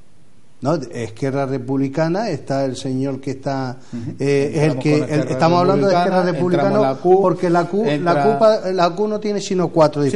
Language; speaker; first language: Spanish; native; Spanish